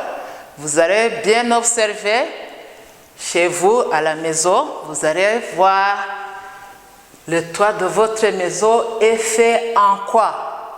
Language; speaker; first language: French; non-native, local second language; Kinyarwanda